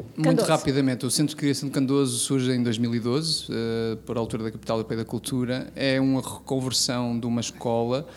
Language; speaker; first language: Portuguese; native; Portuguese